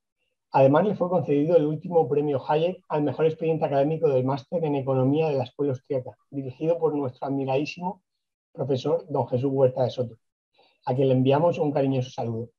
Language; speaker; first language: Spanish; native; Spanish